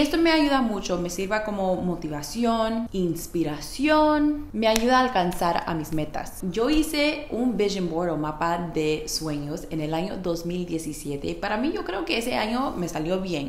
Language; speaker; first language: Spanish; early bilingual, heritage; Spanish